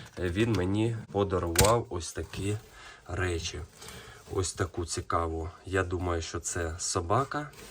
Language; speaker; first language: Ukrainian; non-native, local second language; Russian